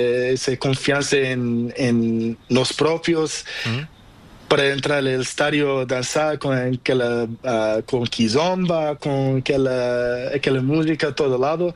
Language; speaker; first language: Spanish; non-native, learner; Portuguese